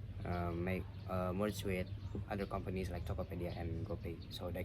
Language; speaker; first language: English; non-native, fluent; Indonesian